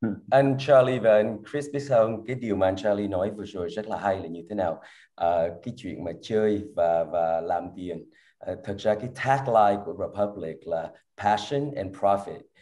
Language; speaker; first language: Vietnamese; early bilingual, heritage; Vietnamese